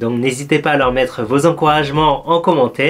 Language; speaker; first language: French; native; French